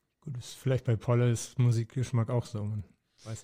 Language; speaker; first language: German; native; German